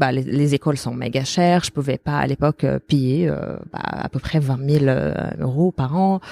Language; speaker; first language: French; non-native, fluent; Arabic